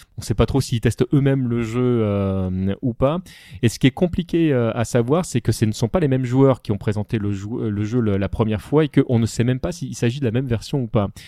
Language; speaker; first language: French; native; French